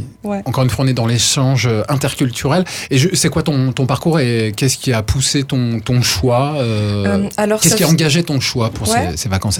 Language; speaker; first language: French; native; French